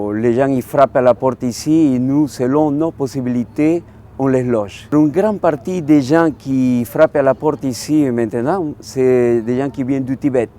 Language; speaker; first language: French; non-native, local second language; Spanish